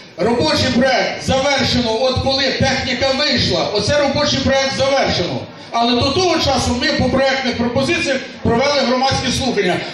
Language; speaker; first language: Ukrainian; native; Ukrainian